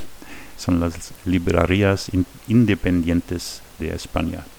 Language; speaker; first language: Spanish; non-native, learner; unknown